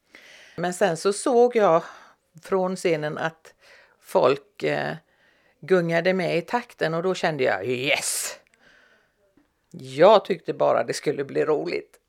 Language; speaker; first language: Swedish; native; Swedish